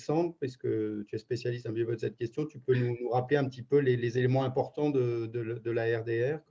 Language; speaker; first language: French; native; French